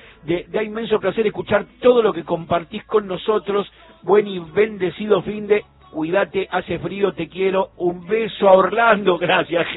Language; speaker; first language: Spanish; native; Spanish